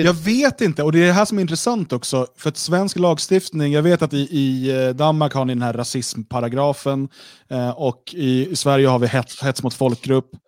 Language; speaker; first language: Swedish; native; Swedish